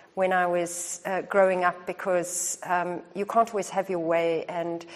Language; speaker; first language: English; native; English